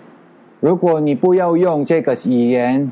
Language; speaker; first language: Chinese; non-native, learner; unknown